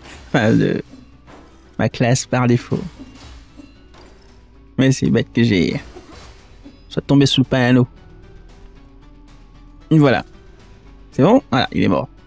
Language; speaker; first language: French; native; French